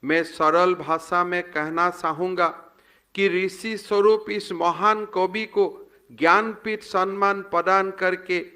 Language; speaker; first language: Hindi; non-native, local second language; Assamese